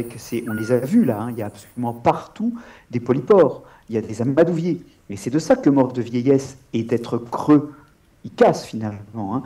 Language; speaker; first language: French; native; French